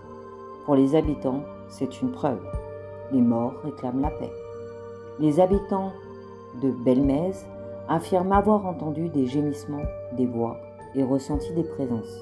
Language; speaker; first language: French; native; French